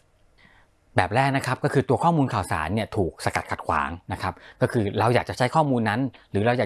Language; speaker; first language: Thai; native; Thai